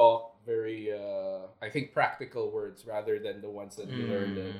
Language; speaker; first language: English; non-native, local second language; Filipino